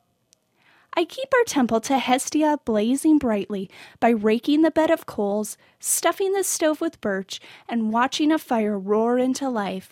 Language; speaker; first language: English; native; English